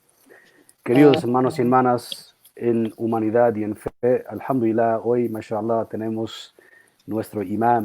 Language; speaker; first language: Spanish; early bilingual, heritage; Spanish